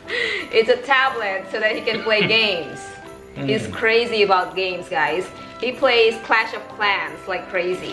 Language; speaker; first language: English; non-native, fluent; Indonesian